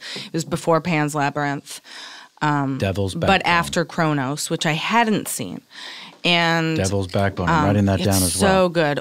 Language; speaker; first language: English; native; English